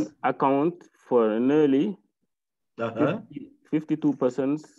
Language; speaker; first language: English; non-native, learner; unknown